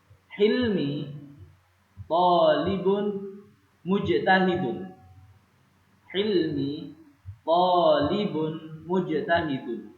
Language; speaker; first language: Arabic; non-native, fluent; Indonesian